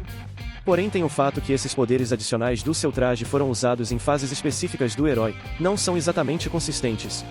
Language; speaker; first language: Portuguese; native; Portuguese